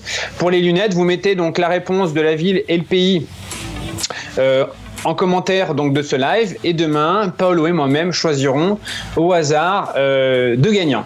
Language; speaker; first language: French; native; French